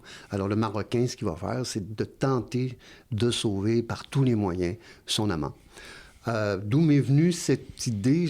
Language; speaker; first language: French; native; French